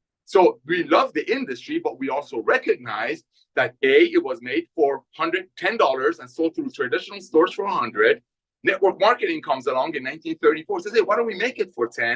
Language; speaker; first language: English; native; English